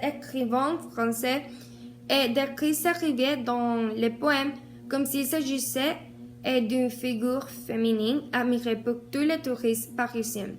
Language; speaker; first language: French; non-native, learner; Spanish